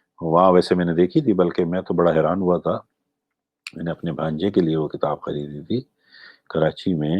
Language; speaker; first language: Urdu; non-native, local second language; Gujarati